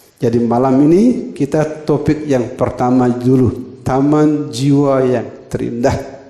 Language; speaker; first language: Indonesian; non-native, local second language; Balinese